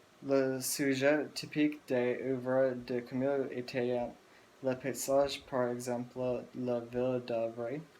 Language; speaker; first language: French; non-native, learner; English